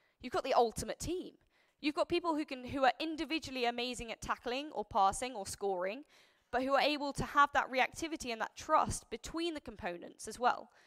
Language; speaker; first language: English; native; English